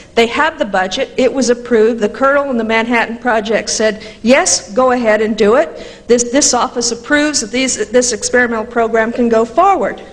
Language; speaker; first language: English; native; English